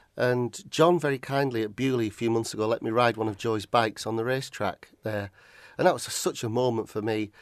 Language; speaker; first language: English; native; English